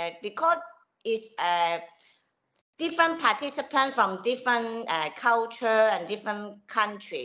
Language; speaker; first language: English; non-native, local second language; Cantonese